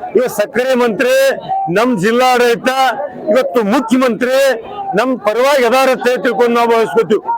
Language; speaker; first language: Kannada; native; Kannada